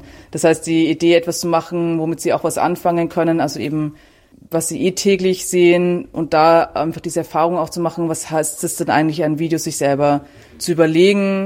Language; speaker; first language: German; native; German